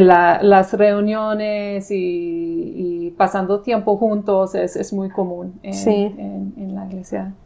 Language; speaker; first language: Spanish; non-native, fluent; English